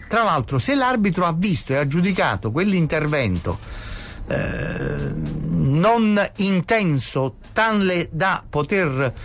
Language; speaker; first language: Italian; native; Italian